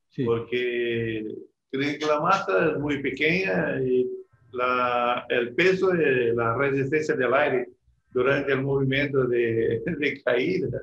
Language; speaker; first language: Portuguese; non-native, learner; Spanish